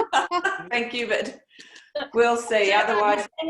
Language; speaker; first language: English; native; English